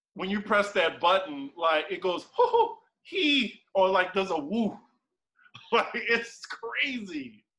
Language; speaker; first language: English; native; English